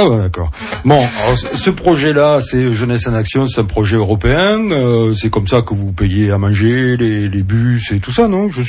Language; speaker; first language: French; native; French